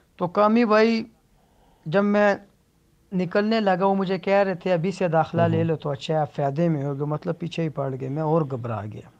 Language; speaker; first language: Urdu; native; Urdu